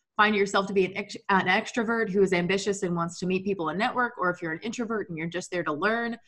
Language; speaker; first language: English; native; English